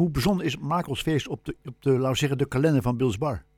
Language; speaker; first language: Dutch; native; Dutch